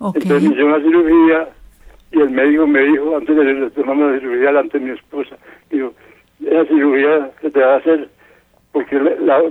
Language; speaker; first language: Spanish; native; Spanish